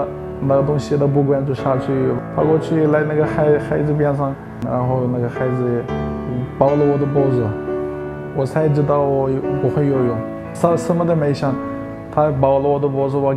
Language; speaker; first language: Chinese; non-native, local second language; Uyghur